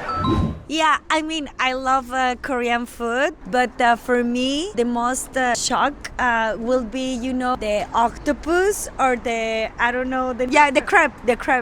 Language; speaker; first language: English; non-native, learner; Spanish